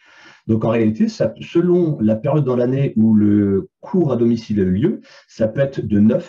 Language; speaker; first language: French; native; French